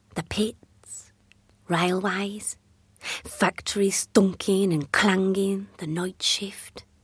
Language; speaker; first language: English; native; English